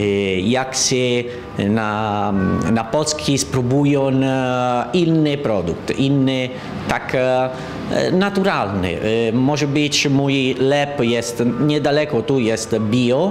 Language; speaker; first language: Polish; non-native, learner; Italian